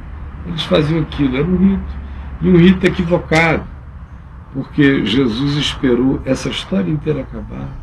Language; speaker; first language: Portuguese; native; Portuguese